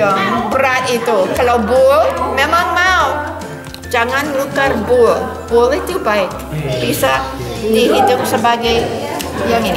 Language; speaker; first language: Indonesian; non-native, learner; English